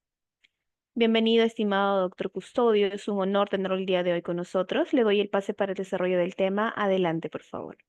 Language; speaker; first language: Spanish; native; Spanish